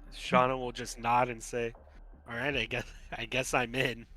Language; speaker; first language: English; native; English